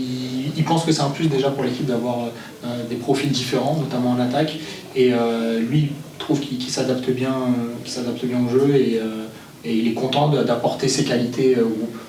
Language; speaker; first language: French; native; French